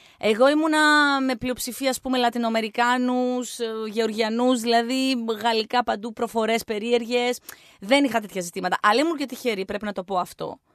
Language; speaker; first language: Greek; native; Greek